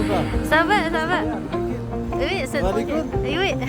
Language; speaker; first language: French; non-native, learner; Indonesian